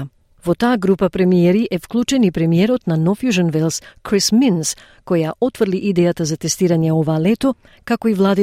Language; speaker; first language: Macedonian; native; Macedonian